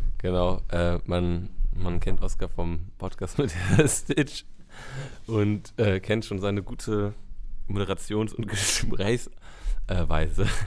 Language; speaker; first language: German; native; German